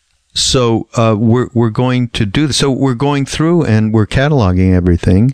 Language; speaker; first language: English; native; English